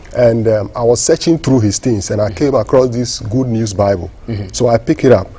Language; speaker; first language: English; non-native, local second language; Ewe